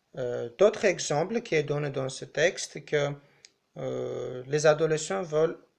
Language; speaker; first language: French; non-native, learner; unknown